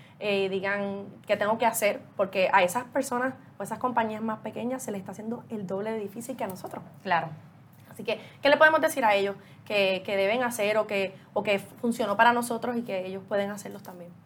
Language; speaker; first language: Spanish; native; Spanish